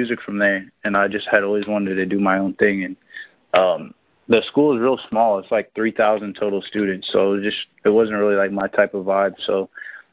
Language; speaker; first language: English; native; English